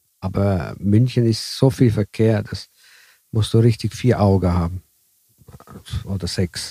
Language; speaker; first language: German; early bilingual, heritage; Italian